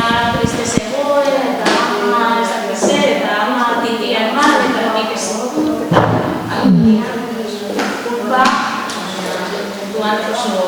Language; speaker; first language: Basque; non-native, learner; Spanish